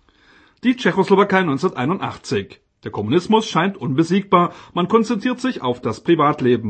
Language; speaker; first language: German; native; German